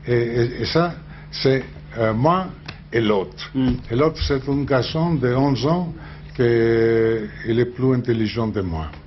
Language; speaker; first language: French; non-native, learner; Spanish